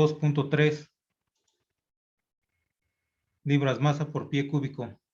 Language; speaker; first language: Spanish; native; Spanish